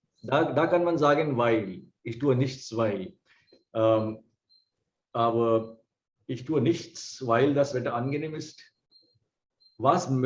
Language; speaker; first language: German; non-native, fluent; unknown